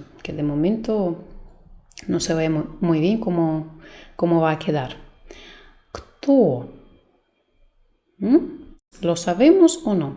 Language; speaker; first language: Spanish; non-native, fluent; Russian